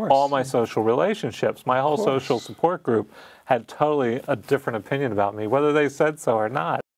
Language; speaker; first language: English; native; English